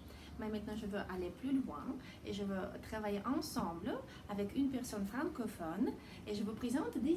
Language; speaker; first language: French; non-native, fluent; Russian